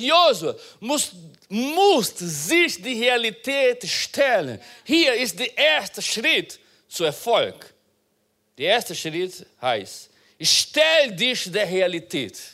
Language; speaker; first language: German; non-native, fluent; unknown